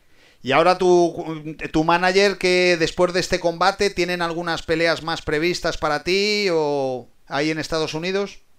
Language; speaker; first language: Spanish; native; Spanish